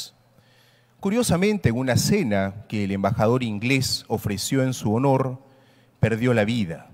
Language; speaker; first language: Spanish; native; Spanish